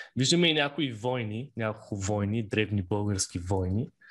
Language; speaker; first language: Bulgarian; native; Bulgarian